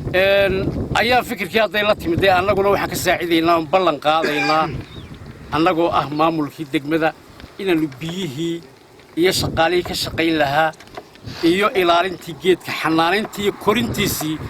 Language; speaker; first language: Somali; native; Somali